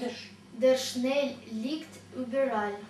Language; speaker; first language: German; non-native, learner; Russian